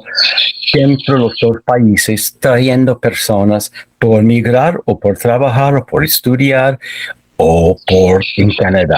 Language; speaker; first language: Spanish; non-native, fluent; English